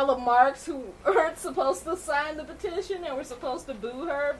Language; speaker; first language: English; native; English